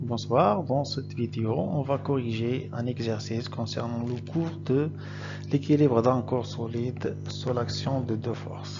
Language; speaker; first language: French; non-native, local second language; Arabic